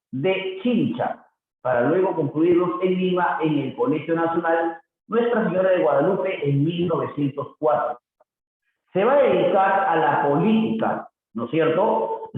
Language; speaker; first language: Spanish; native; Spanish